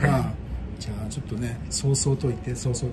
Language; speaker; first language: Japanese; native; Japanese